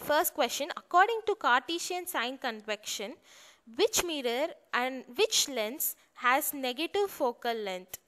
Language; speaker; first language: English; non-native, local second language; Tamil